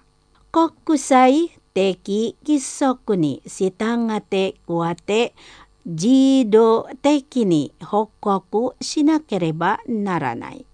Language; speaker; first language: Japanese; non-native, fluent; Indonesian